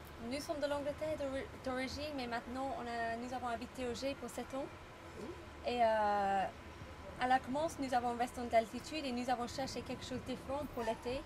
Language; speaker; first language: French; non-native, learner; English